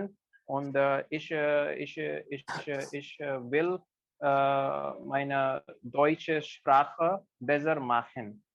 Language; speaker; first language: German; non-native, learner; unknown